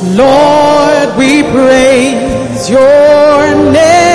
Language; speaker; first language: English; non-native, local second language; Akan